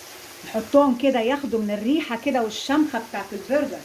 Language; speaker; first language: Arabic; native; Arabic